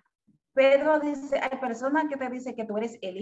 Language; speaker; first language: Spanish; non-native, fluent; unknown